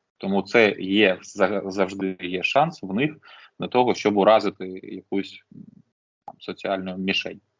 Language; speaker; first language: Ukrainian; non-native, local second language; Russian